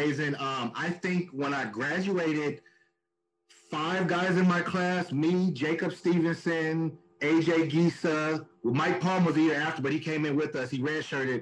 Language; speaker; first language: English; native; English